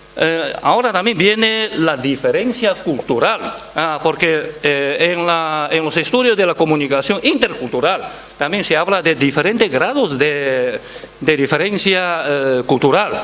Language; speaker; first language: Spanish; non-native, fluent; Chinese